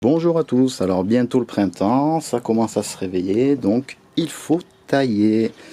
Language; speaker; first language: French; native; French